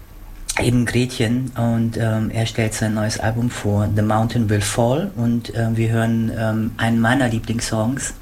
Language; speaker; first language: German; native; German